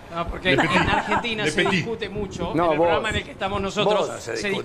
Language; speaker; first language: Spanish; native; Spanish